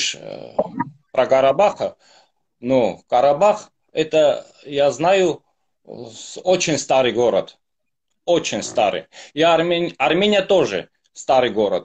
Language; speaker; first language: Russian; non-native, fluent; Armenian